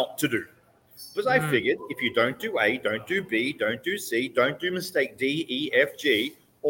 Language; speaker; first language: English; native; English